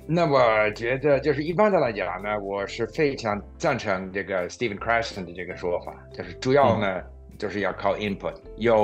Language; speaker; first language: Chinese; non-native, fluent; English